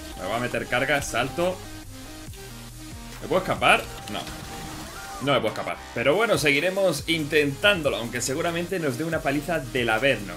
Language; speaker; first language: Spanish; native; Spanish